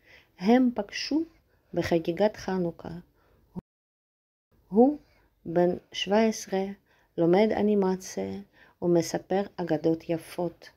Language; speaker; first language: Hebrew; non-native, learner; Russian